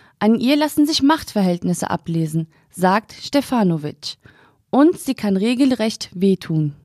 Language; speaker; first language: German; early bilingual, other home language; Turkish